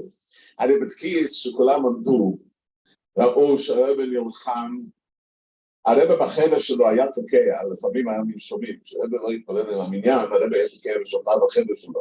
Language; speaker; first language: Hebrew; non-native, fluent; English